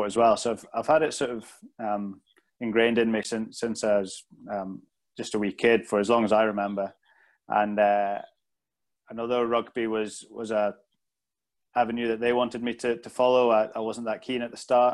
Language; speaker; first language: English; native; English